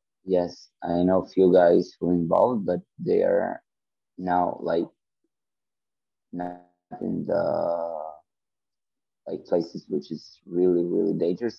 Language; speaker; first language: English; non-native, learner; Ukrainian